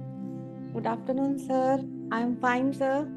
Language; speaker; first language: English; non-native, learner; Punjabi